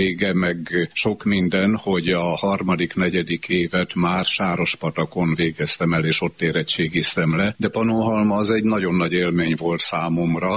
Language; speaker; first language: Hungarian; native; Hungarian